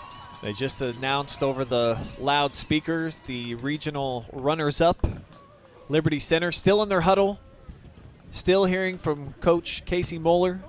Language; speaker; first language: English; native; English